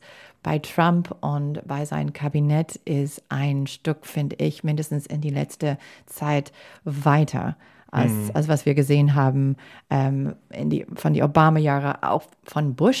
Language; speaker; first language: German; non-native, fluent; English